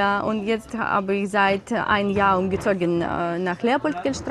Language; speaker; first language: German; non-native, learner; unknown